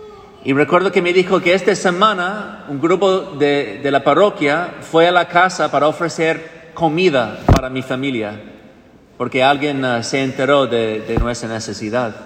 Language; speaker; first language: Spanish; non-native, fluent; English